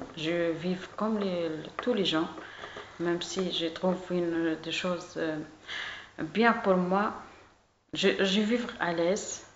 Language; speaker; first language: French; non-native, learner; Arabic